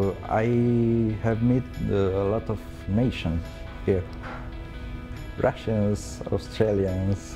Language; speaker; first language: English; non-native, learner; Romanian